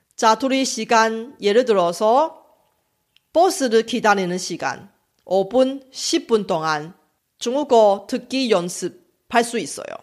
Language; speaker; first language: Korean; non-native, local second language; Chinese